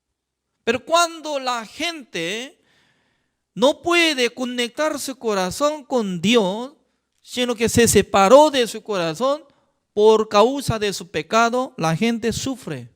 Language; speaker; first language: Spanish; non-native, fluent; Korean